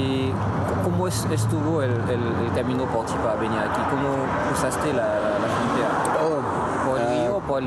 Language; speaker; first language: Spanish; non-native, fluent; French